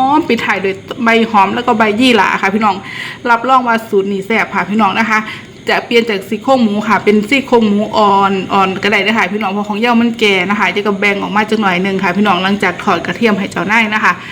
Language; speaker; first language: Thai; non-native, local second language; Northeastern Thai